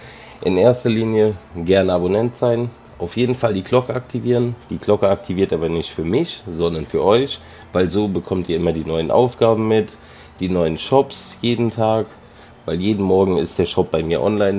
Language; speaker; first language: German; native; German